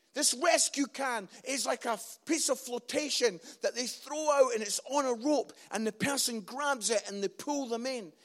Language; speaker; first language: English; native; English